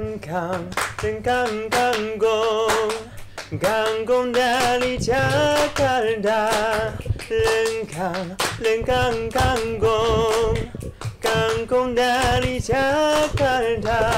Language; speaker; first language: Indonesian; non-native, learner; Chinese